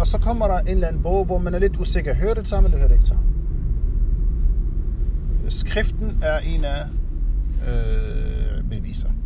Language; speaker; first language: Danish; non-native, fluent; Arabic